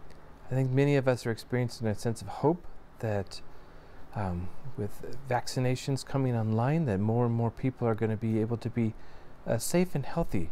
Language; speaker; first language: English; native; English